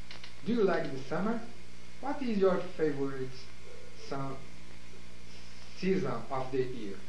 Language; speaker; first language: English; non-native, learner; Portuguese